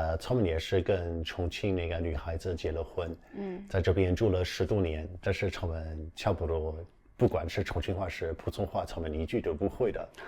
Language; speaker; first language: Chinese; non-native, fluent; English